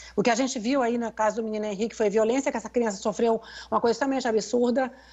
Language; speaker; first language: Portuguese; native; Portuguese